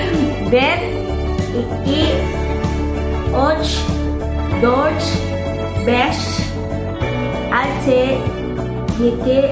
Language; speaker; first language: Turkish; non-native, learner; Filipino